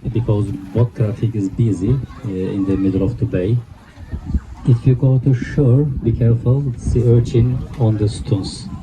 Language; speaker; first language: English; non-native, learner; Turkish